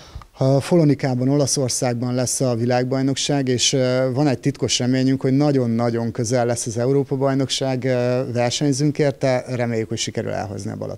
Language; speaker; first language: Hungarian; native; Hungarian